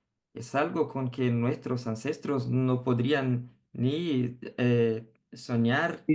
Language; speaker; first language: Spanish; non-native, fluent; Portuguese